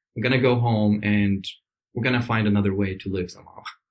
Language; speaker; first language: English; non-native, fluent; Arabic